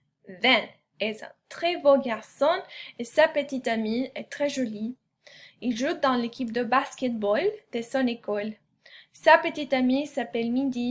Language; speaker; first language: French; non-native, fluent; Spanish